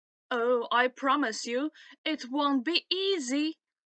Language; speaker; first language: English; non-native, fluent; Slovenian